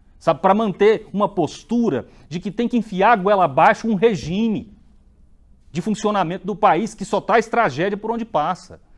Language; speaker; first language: Portuguese; native; Portuguese